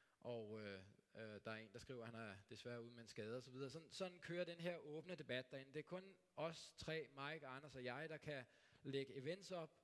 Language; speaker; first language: Danish; native; Danish